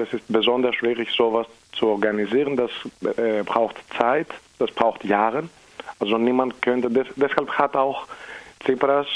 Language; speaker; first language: German; non-native, fluent; Greek